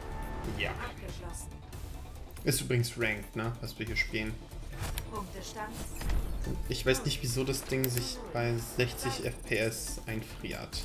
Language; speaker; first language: German; native; German